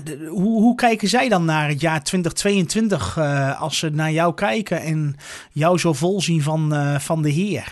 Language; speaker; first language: Dutch; native; Dutch